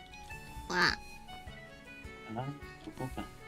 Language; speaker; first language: Japanese; non-native, learner; Spanish